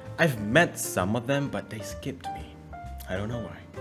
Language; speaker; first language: English; non-native, fluent; Indonesian